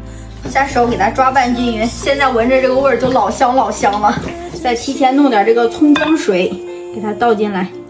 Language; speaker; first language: Chinese; native; Chinese